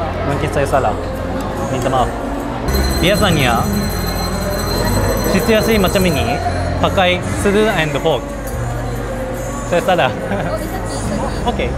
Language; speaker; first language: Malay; non-native, learner; Japanese